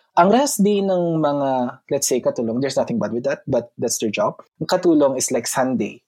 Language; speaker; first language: English; non-native, local second language; Filipino